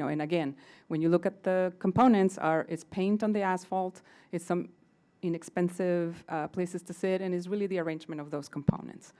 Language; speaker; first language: English; non-native, fluent; Spanish